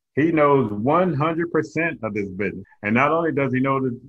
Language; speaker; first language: English; native; English